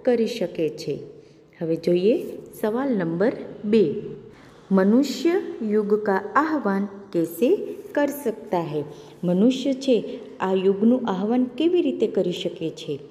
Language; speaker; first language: Hindi; non-native, local second language; Gujarati